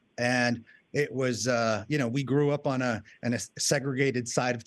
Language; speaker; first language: English; native; English